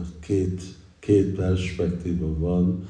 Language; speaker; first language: Hungarian; early bilingual, heritage; English